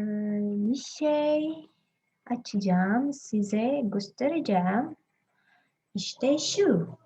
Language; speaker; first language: Turkish; non-native, learner; Indonesian